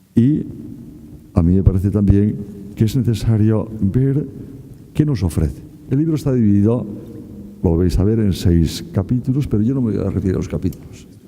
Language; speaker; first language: Spanish; native; Spanish